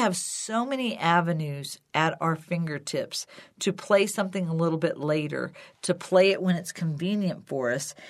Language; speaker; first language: English; native; English